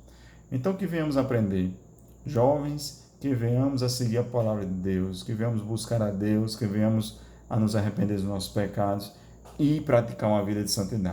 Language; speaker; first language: Portuguese; native; Portuguese